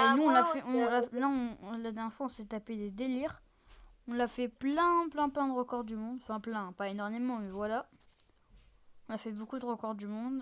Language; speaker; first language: French; native; French